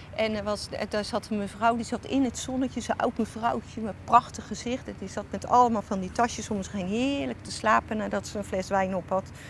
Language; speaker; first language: Dutch; native; Dutch